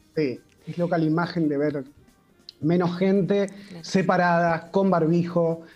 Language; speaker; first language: Spanish; native; Spanish